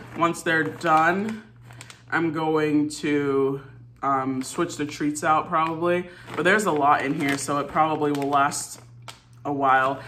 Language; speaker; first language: English; native; English